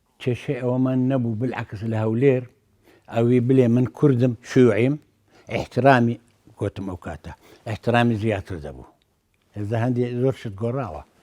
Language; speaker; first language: Central Kurdish; non-native, local second language; Azerbaijani